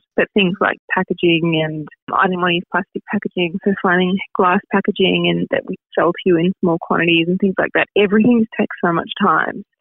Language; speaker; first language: English; native; English